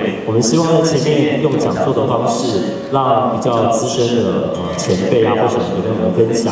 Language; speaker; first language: Chinese; native; Chinese